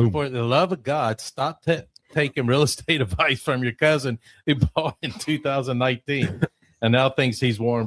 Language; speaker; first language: English; native; English